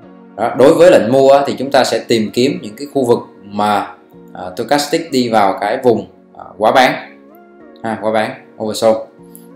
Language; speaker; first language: Vietnamese; native; Vietnamese